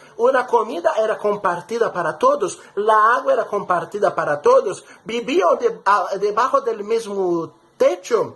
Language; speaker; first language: Spanish; non-native, fluent; Portuguese